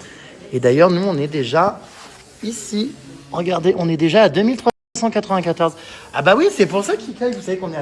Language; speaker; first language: French; native; French